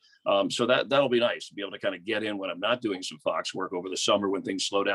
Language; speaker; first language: English; native; English